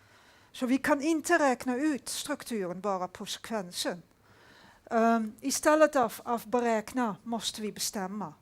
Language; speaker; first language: Swedish; non-native, fluent; Dutch